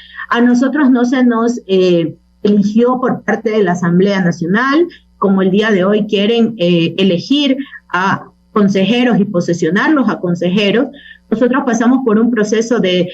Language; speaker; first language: Spanish; native; Spanish